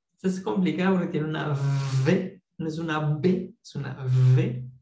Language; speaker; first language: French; non-native, fluent; Spanish